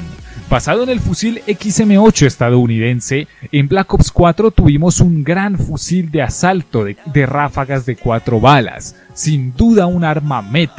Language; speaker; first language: Spanish; native; Spanish